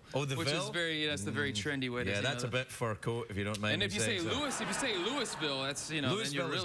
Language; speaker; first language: English; native; English